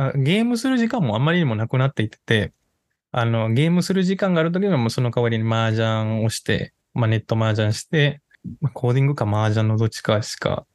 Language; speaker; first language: Japanese; non-native, fluent; Spanish